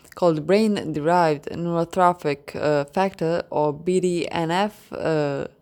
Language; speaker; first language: English; non-native, fluent; Croatian